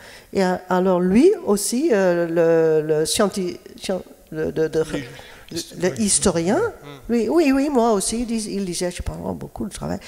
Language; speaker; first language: French; non-native, fluent; Dutch